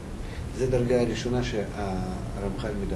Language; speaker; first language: Hebrew; non-native, fluent; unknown